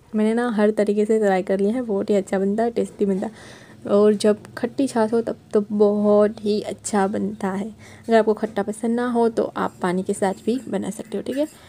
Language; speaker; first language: Hindi; non-native, local second language; Gujarati